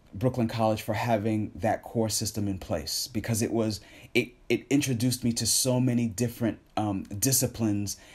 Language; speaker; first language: English; native; English